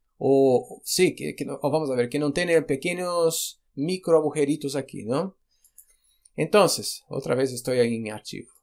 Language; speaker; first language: Spanish; non-native, fluent; Portuguese